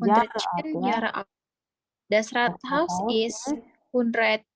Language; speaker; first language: German; non-native, learner; Indonesian